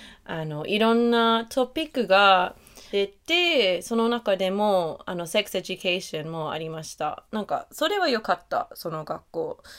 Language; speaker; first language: Japanese; non-native, learner; English